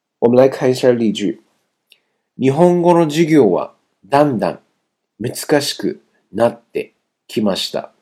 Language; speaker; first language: Japanese; non-native, fluent; Chinese